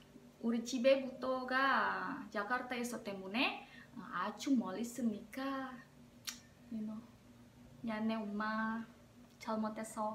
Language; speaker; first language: Korean; non-native, learner; Indonesian